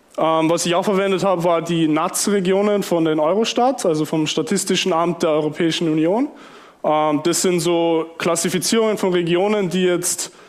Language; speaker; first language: German; native; German